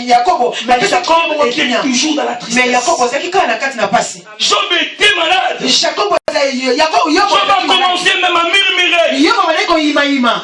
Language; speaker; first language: French; non-native, local second language; Lingala